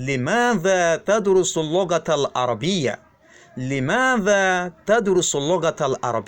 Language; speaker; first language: Arabic; non-native, fluent; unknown